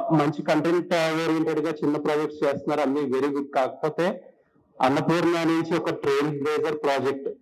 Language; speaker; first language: Telugu; native; Telugu